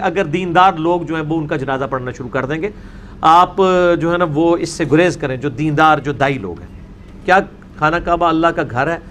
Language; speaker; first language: Urdu; non-native, local second language; Punjabi